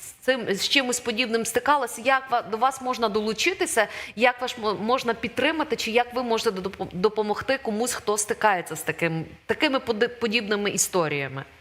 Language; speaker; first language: Ukrainian; native; Ukrainian